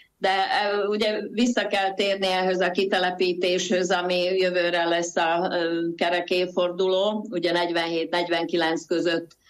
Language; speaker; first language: Hungarian; native; Hungarian